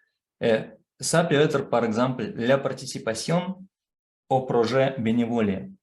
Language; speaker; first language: French; non-native, fluent; Russian